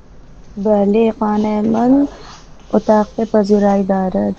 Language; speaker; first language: Persian; non-native, learner; Urdu